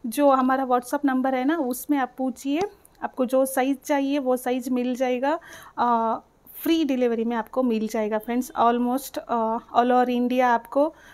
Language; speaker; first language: Hindi; non-native, local second language; Telugu